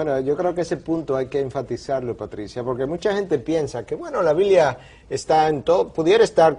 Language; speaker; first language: Spanish; native; Spanish